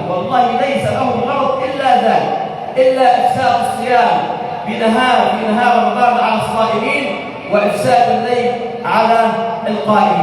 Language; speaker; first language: Arabic; native; Arabic